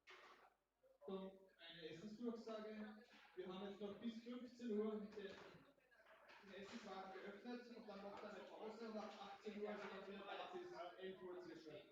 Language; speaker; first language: German; native; German